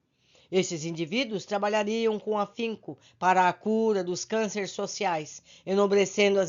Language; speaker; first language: Portuguese; native; Portuguese